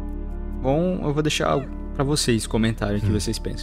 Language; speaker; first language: Portuguese; native; Portuguese